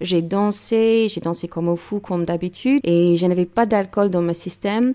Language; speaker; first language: French; non-native, learner; English